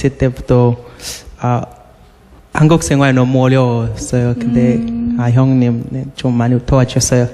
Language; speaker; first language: Korean; non-native, learner; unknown